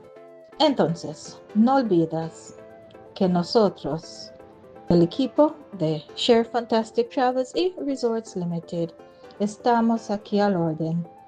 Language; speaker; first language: Spanish; non-native, fluent; English